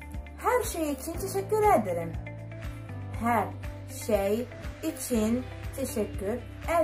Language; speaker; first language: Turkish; non-native, fluent; Arabic